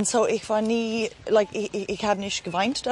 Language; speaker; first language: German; non-native, fluent; English